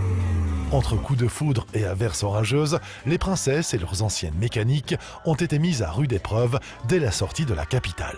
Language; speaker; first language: French; native; French